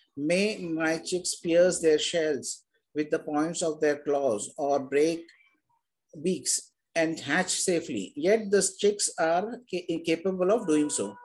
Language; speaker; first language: English; non-native, local second language; Hindi